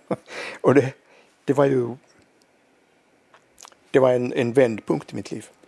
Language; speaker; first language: Swedish; non-native, local second language; Finnish